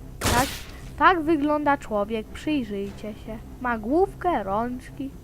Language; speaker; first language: Polish; native; Polish